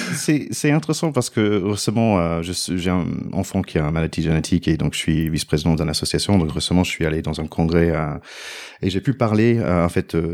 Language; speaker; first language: French; non-native, fluent; English